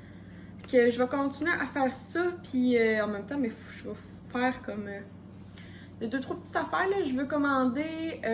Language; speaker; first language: French; native; French